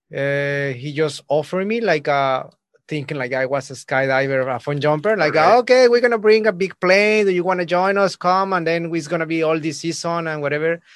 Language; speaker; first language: English; non-native, learner; Spanish